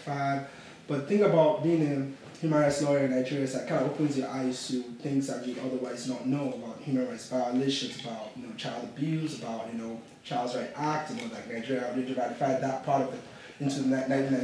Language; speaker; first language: English; non-native, local second language; Yoruba